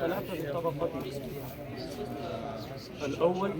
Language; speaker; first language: Arabic; non-native, learner; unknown